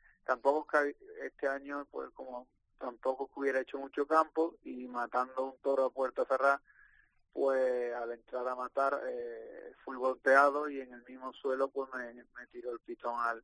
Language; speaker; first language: Spanish; native; Spanish